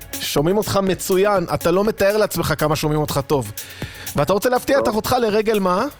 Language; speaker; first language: Hebrew; native; Hebrew